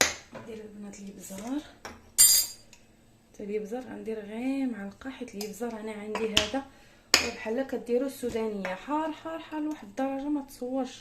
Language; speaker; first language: Arabic; native; Arabic